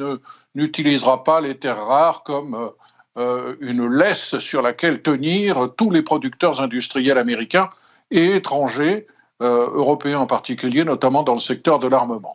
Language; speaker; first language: French; native; French